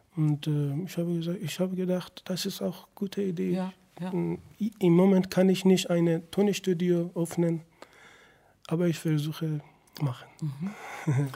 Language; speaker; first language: German; non-native, learner; Persian